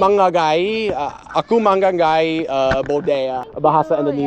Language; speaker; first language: Indonesian; non-native, learner; English